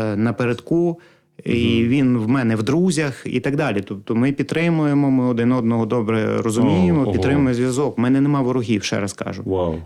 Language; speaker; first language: Ukrainian; native; Ukrainian